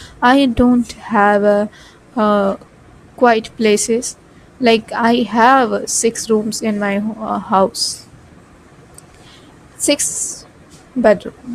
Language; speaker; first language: English; non-native, learner; Bhojpuri